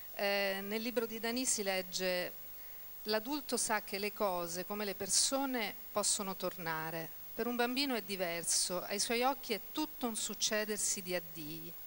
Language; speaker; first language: Italian; native; Italian